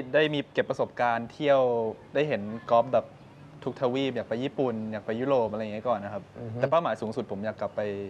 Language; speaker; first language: Thai; native; Thai